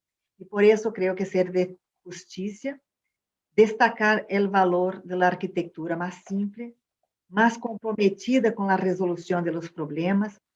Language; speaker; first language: Spanish; non-native, fluent; Portuguese